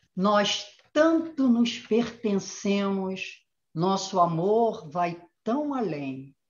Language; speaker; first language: Portuguese; native; Portuguese